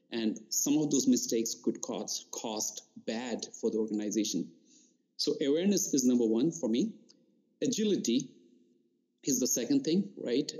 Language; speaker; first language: English; non-native, local second language; Bangla